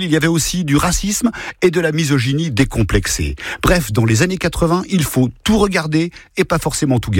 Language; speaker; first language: French; native; French